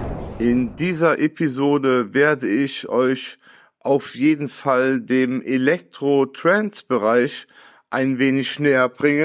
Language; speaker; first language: German; native; German